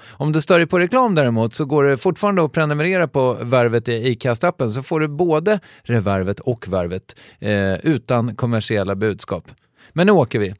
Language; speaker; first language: Swedish; native; Swedish